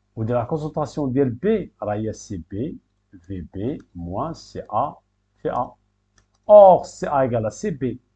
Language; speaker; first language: French; non-native, local second language; Arabic